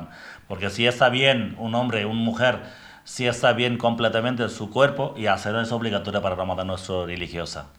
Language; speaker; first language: Spanish; non-native, learner; Bangla